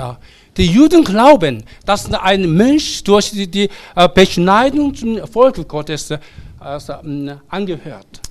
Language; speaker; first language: German; non-native, learner; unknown